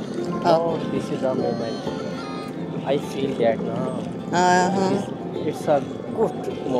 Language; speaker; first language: English; non-native, learner; Urdu